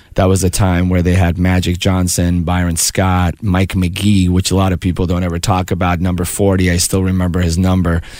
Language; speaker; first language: English; early bilingual, other home language; Persian